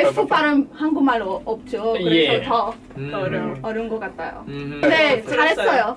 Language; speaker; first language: Korean; non-native, fluent; Portuguese